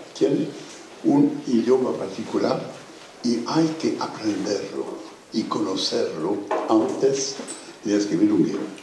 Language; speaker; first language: Spanish; non-native, fluent; French